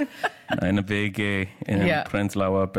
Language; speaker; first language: German; non-native, learner; English